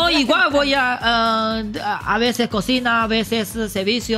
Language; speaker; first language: Spanish; non-native, learner; Chinese